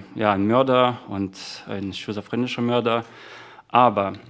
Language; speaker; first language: German; non-native, fluent; Russian